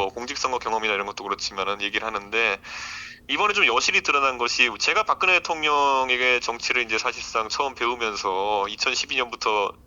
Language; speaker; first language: Korean; native; Korean